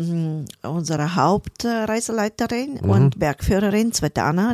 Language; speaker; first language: German; non-native, fluent; Bulgarian